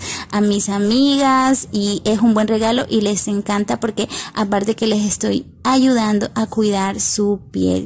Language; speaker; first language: Spanish; native; Spanish